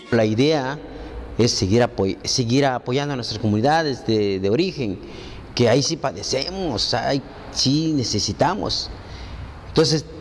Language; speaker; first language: Spanish; native; Spanish